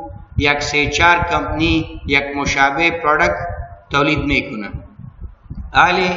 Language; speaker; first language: Persian; non-native, local second language; Pashto